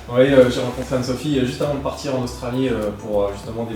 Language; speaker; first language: French; native; French